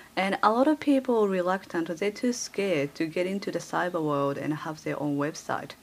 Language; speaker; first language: English; early bilingual, other home language; Japanese